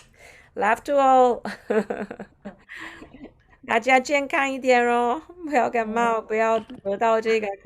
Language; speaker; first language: Chinese; non-native, fluent; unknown